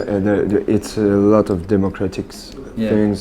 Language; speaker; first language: English; non-native, learner; French